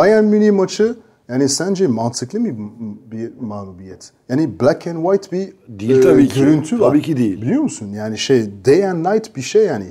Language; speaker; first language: Turkish; non-native, fluent; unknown